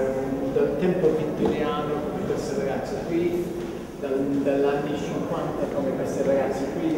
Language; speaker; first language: Italian; non-native, fluent; English